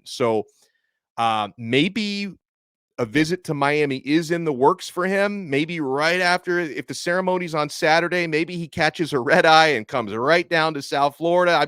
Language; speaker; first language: English; native; English